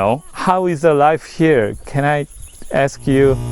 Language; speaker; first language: English; non-native, learner; Korean